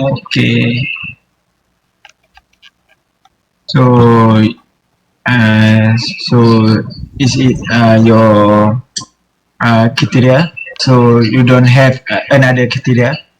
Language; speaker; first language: English; non-native, learner; Malay